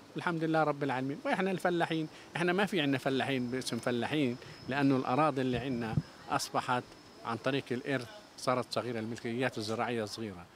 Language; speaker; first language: Arabic; native; Arabic